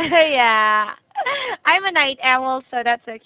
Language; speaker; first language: English; non-native, fluent; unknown